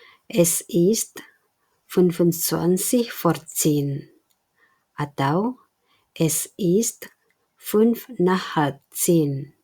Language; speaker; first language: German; non-native, fluent; Indonesian